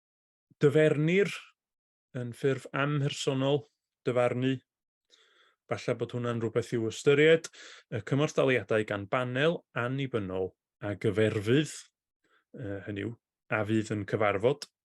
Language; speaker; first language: Welsh; native; Welsh